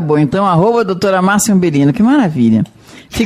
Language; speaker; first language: Portuguese; native; Portuguese